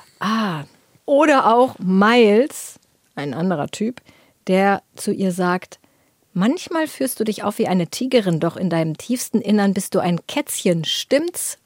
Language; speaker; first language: German; native; German